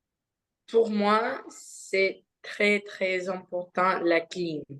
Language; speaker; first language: French; non-native, learner; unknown